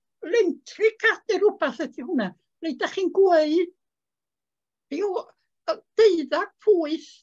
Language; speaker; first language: Welsh; native; Welsh